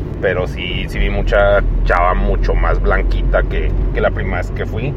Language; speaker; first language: Spanish; native; Spanish